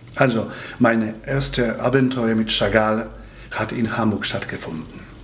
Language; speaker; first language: German; non-native, fluent; Polish